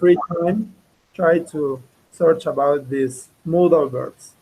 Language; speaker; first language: English; non-native, fluent; Spanish